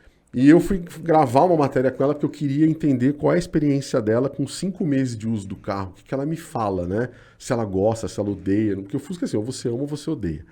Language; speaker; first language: Portuguese; native; Portuguese